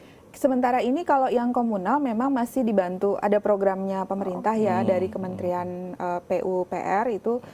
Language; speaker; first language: Indonesian; native; Indonesian